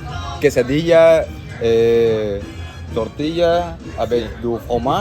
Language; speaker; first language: French; non-native, learner; Spanish